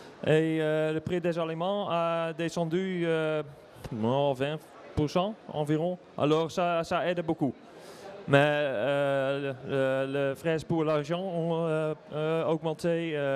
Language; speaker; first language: French; non-native, learner; Dutch